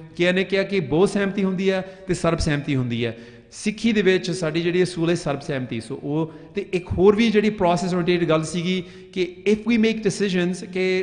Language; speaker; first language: Punjabi; early bilingual, heritage; Punjabi